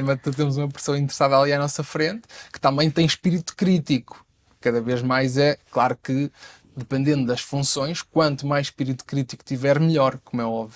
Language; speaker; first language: Portuguese; native; Portuguese